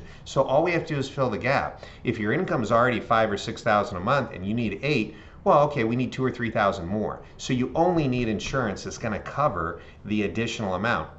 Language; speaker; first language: English; native; English